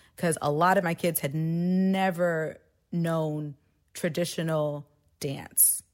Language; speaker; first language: English; native; English